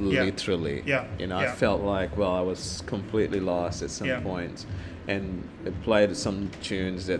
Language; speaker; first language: English; non-native, fluent; Portuguese